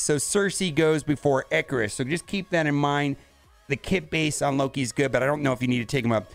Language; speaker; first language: English; native; English